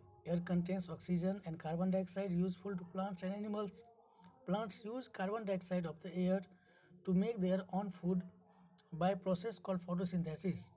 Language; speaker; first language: English; non-native, local second language; Hindi